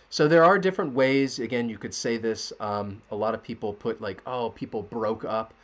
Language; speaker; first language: English; native; English